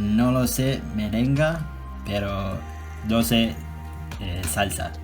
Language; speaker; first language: Spanish; non-native, learner; Turkish